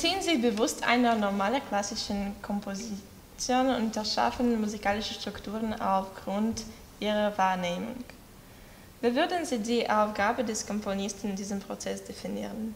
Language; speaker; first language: German; non-native, learner; Russian